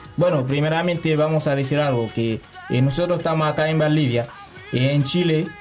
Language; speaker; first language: Spanish; non-native, learner; Haitian Creole